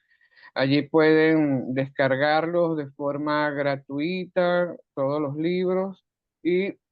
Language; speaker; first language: Spanish; native; Spanish